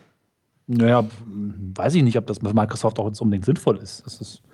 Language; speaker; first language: German; native; German